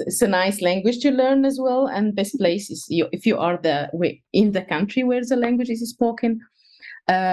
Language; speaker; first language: English; non-native, fluent; Arabic